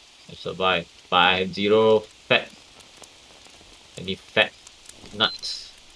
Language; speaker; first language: English; non-native, local second language; Chinese